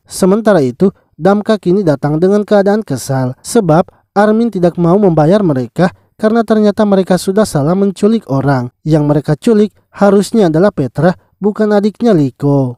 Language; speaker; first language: Indonesian; native; Indonesian